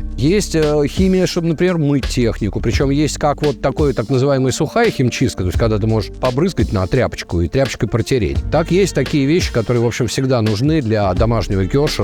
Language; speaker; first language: Russian; native; Russian